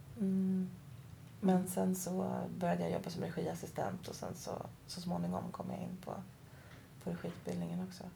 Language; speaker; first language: Swedish; early bilingual, other home language; Persian